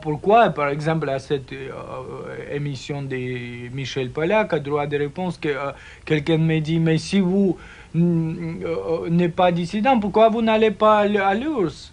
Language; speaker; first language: French; non-native, fluent; Russian